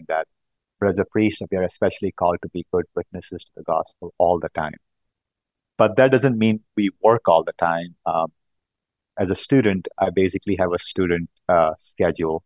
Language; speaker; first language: English; non-native, local second language; Konkani